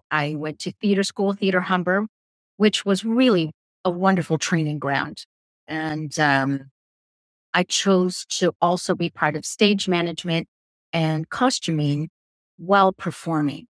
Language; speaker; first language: English; native; English